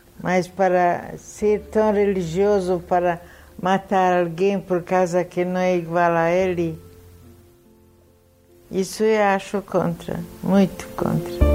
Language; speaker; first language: Portuguese; non-native, fluent; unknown